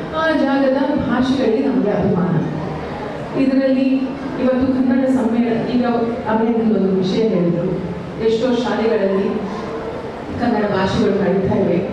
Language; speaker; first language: Kannada; native; Kannada